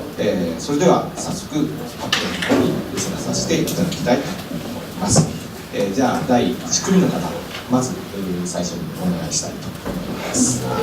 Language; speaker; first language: Japanese; native; Japanese